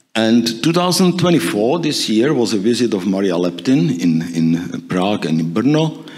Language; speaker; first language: English; non-native, fluent; Czech